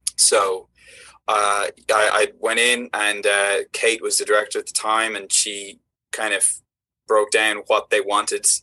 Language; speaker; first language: English; native; English